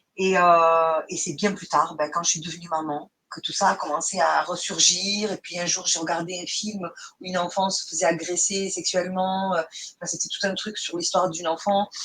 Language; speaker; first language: French; non-native, fluent; Portuguese